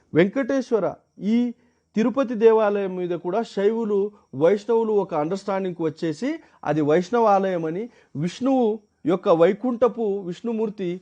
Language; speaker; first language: Telugu; non-native, local second language; Marathi